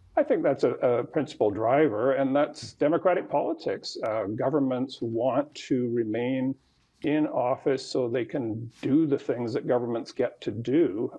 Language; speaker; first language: English; native; English